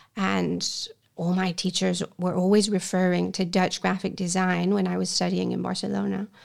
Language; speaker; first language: English; non-native, fluent; Spanish